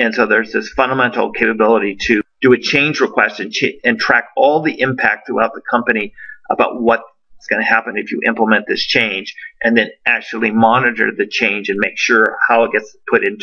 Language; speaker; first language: English; native; English